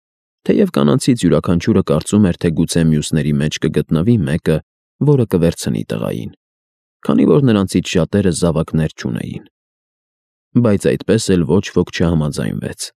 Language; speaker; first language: Armenian; native; Armenian